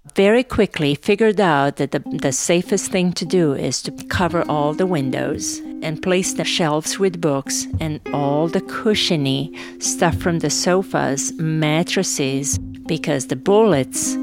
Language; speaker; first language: English; non-native, fluent; Serbian